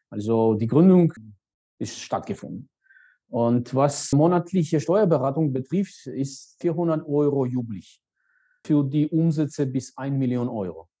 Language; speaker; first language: German; non-native, fluent; Georgian